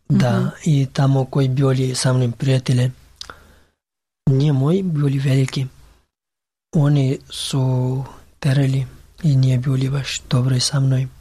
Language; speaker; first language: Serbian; non-native, learner; Pashto